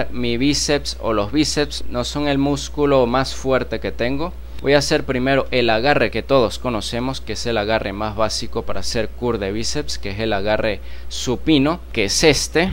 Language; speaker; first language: Spanish; native; Spanish